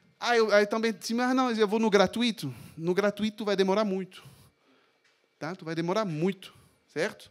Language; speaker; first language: Portuguese; non-native, fluent; French